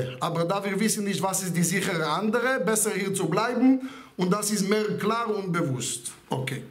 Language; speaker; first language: German; non-native, fluent; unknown